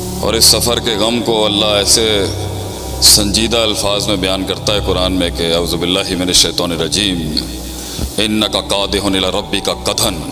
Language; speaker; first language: Urdu; non-native, local second language; Punjabi